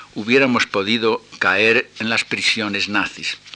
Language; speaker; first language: Spanish; native; Spanish